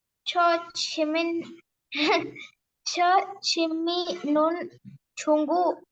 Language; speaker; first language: Korean; non-native, learner; Spanish